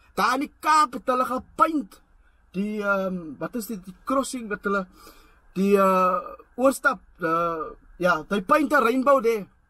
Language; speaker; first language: Afrikaans; early bilingual, heritage; Afrikaans